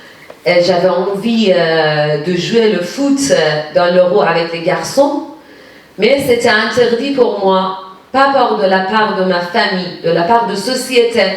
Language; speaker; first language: French; non-native, fluent; Persian